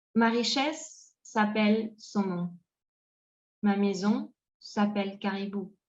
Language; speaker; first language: French; non-native, fluent; Spanish